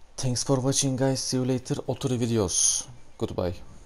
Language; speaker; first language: English; non-native, learner; Turkish